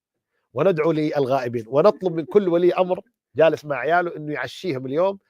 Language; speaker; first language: Arabic; native; Arabic